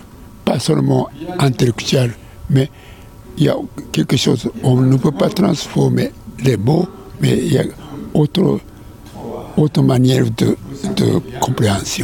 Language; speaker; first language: French; non-native, learner; Japanese